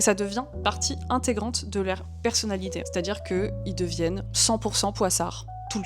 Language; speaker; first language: French; native; French